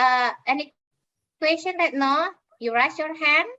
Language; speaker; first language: English; non-native, fluent; Indonesian